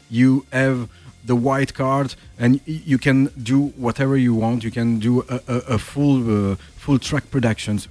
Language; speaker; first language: English; non-native, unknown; French